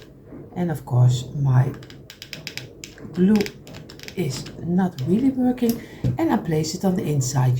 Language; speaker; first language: English; non-native, fluent; Dutch